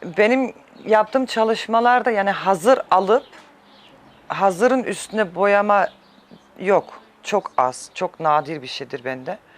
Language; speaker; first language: Turkish; early bilingual, heritage; Turkish